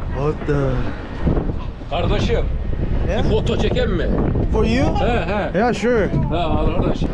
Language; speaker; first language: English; non-native, learner; Turkish